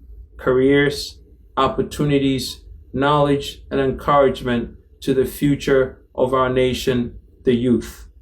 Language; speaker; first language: English; non-native, local second language; Akan